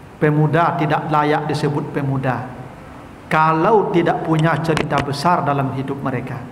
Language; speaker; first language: Malay; non-native, local second language; Minangkabau